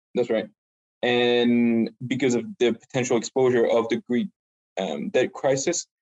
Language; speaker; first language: English; non-native, fluent; French